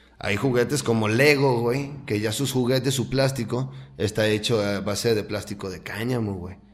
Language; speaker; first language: Spanish; native; Spanish